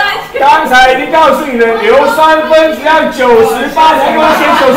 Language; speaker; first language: Chinese; native; Chinese